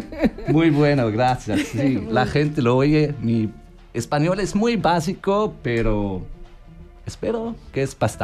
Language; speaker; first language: Spanish; non-native, learner; German